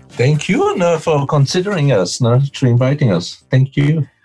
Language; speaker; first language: English; non-native, fluent; Portuguese